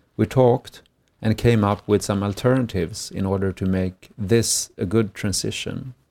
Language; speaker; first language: English; non-native, fluent; Swedish